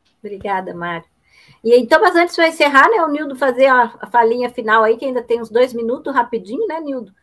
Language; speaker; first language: Portuguese; native; Portuguese